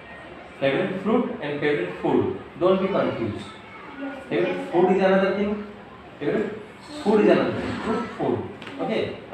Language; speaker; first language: English; non-native, learner; Hindi